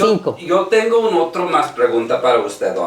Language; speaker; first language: Spanish; non-native, learner; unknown